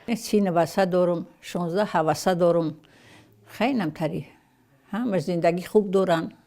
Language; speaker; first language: Tajik; non-native, local second language; Russian